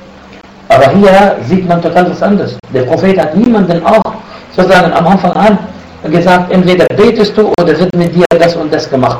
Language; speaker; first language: German; non-native, fluent; Arabic